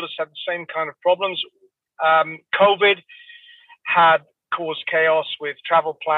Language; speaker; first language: English; native; English